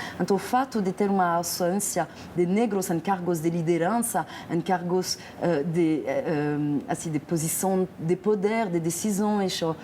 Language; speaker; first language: Portuguese; non-native, fluent; French